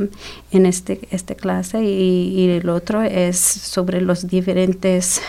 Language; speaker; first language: Spanish; early bilingual, heritage; Spanish